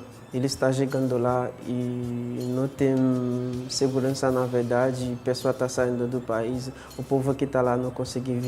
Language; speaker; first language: Portuguese; non-native, fluent; Haitian Creole